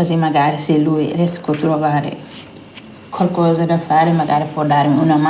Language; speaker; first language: Italian; non-native, learner; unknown